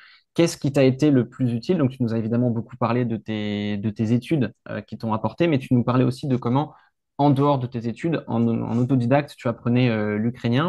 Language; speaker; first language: French; native; French